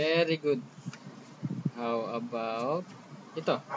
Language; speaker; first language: English; non-native, local second language; Filipino